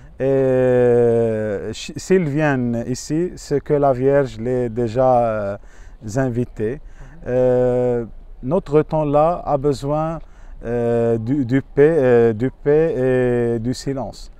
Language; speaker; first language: French; non-native, local second language; Arabic